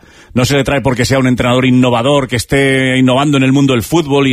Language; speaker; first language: Spanish; native; Spanish